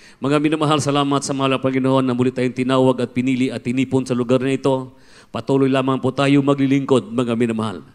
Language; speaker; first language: Filipino; non-native, local second language; Cebuano